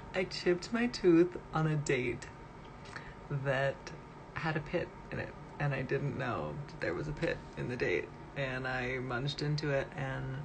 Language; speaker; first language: English; native; English